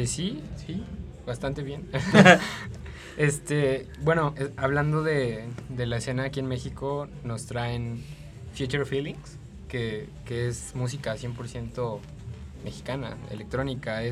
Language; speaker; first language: Spanish; native; Spanish